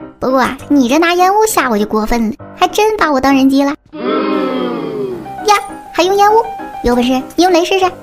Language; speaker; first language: Chinese; native; Chinese